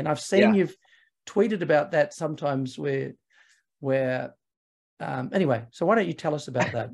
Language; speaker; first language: English; native; English